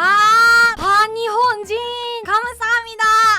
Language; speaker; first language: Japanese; non-native, learner; Korean